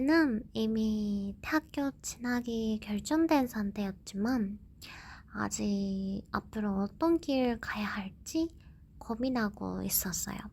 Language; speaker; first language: Korean; non-native, fluent; Japanese